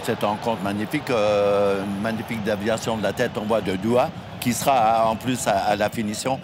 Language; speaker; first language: French; native; French